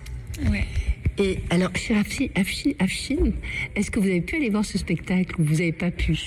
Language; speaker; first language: French; native; French